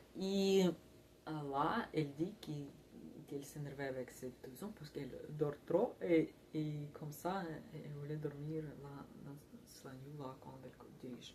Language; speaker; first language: French; non-native, learner; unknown